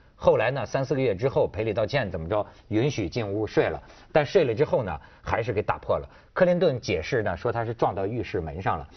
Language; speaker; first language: Chinese; native; Chinese